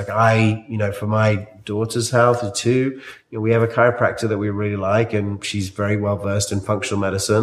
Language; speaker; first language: English; native; English